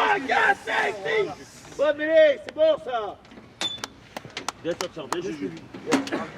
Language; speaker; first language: French; native; French